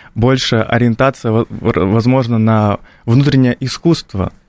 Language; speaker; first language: Russian; native; Russian